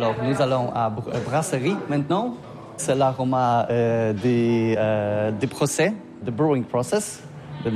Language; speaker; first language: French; non-native, learner; Polish